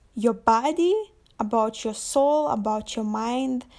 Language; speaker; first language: English; non-native, fluent; Lithuanian